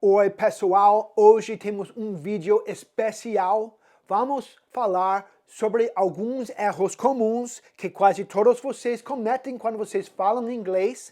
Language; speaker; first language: Portuguese; non-native, fluent; English